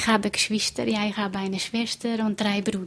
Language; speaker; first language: German; non-native, fluent; Portuguese